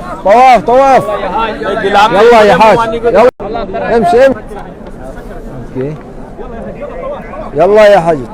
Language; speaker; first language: Malay; native; Malay